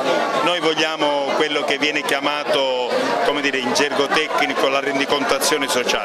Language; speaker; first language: Italian; native; Italian